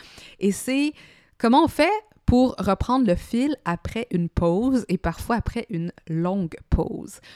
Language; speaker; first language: French; native; French